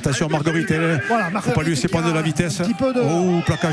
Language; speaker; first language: French; native; French